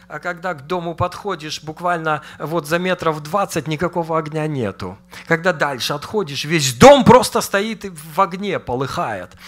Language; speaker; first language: Russian; native; Russian